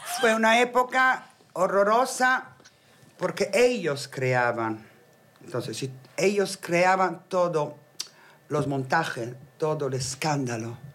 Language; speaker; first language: Spanish; non-native, fluent; Italian